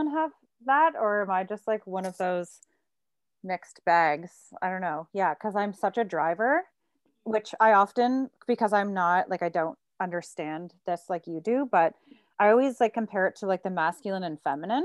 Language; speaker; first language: English; native; English